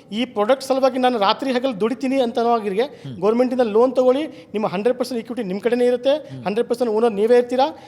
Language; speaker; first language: Kannada; native; Kannada